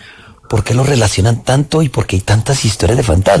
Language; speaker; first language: Spanish; native; Spanish